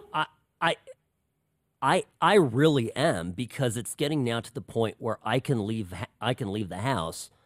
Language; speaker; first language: English; early bilingual, other home language; Czech